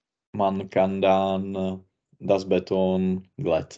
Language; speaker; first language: German; non-native, learner; Czech